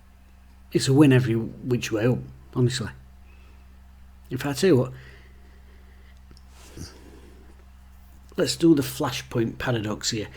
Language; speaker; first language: English; native; English